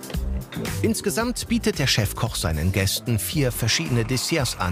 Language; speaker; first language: German; native; German